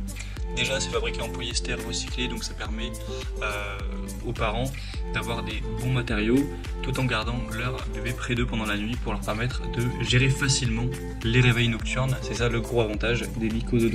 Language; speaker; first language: French; native; French